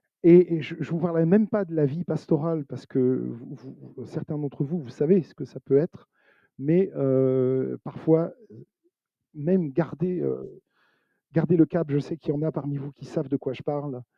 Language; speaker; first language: French; native; French